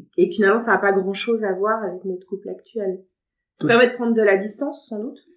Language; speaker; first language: French; native; French